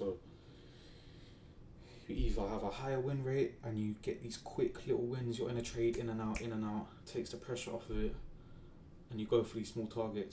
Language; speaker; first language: English; native; English